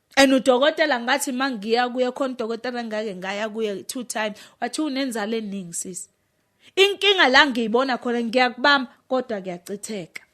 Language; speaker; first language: Zulu; native; Zulu